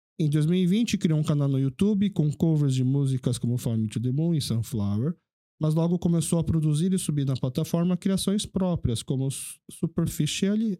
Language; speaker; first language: Portuguese; early bilingual, other home language; Korean